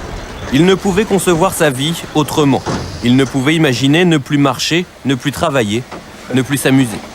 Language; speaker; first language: French; native; French